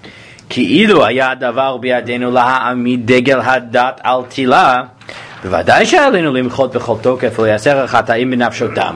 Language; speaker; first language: Hebrew; non-native, fluent; English